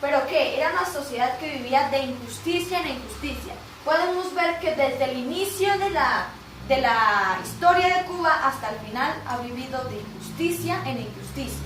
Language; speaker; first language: Spanish; native; Spanish